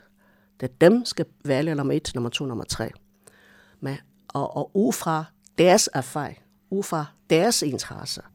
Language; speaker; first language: Danish; non-native, fluent; Chinese